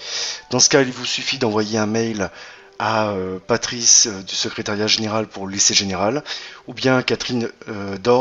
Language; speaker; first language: French; native; French